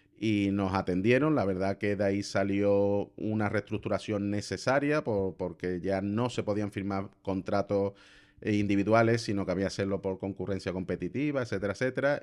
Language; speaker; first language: Spanish; native; Spanish